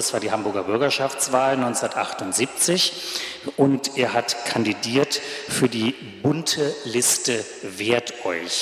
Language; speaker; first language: German; native; German